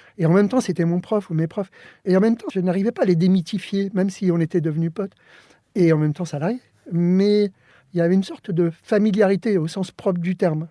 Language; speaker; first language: French; early bilingual, other home language; Spanish